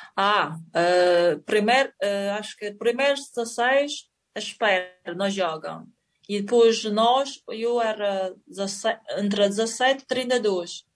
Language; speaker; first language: Portuguese; non-native, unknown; Chinese